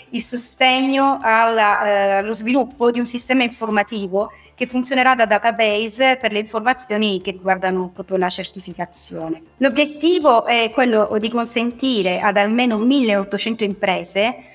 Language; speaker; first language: Italian; native; Italian